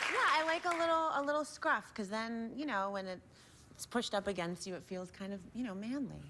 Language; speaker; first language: English; native; English